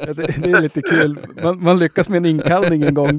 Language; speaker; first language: Swedish; native; Swedish